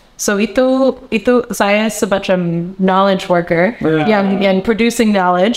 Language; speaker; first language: Indonesian; non-native, learner; English